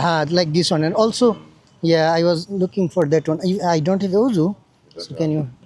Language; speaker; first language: English; non-native, learner; Bangla